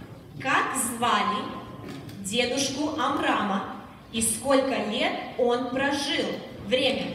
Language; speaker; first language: Russian; early bilingual, heritage; Russian